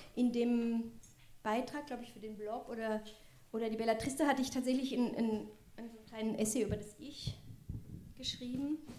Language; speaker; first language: German; non-native, local second language; French